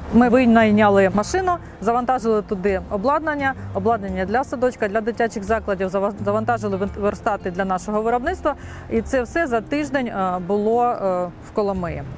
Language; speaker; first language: Ukrainian; native; Ukrainian